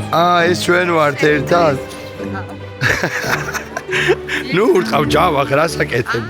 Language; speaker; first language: Georgian; native; Georgian